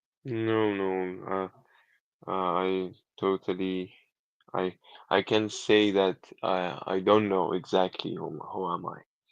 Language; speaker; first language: English; non-native, learner; Persian